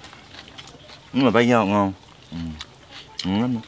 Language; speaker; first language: Vietnamese; non-native, learner; Korean